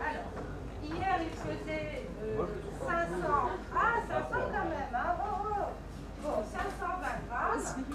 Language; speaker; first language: French; native; French